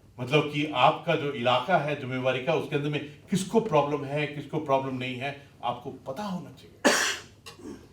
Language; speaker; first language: Hindi; non-native, local second language; Punjabi